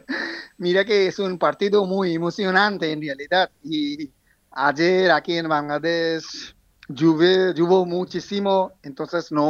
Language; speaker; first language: Spanish; non-native, fluent; Bangla